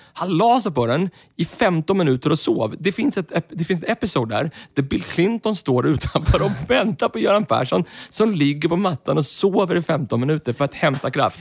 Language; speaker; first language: Swedish; native; Swedish